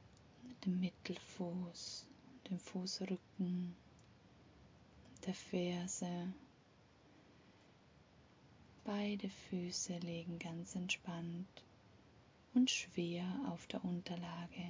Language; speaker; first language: German; native; German